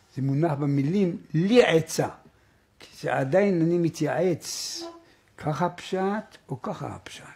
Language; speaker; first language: Hebrew; native; Hebrew